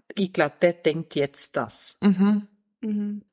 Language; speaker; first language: German; non-native, fluent; Danish